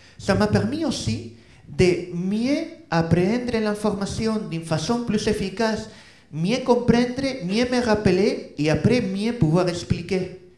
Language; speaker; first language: French; non-native, fluent; Spanish